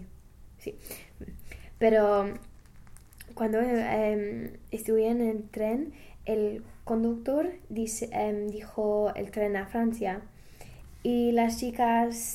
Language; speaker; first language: Spanish; non-native, learner; English